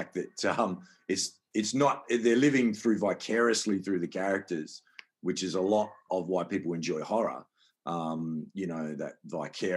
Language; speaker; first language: English; native; English